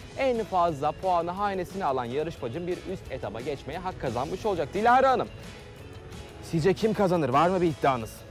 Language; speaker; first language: Turkish; native; Turkish